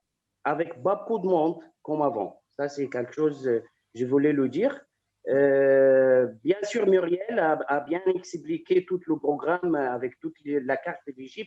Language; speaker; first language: French; non-native, fluent; Arabic